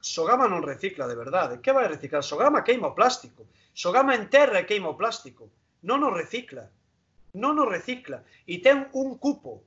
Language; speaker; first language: Galician; non-native, local second language; Spanish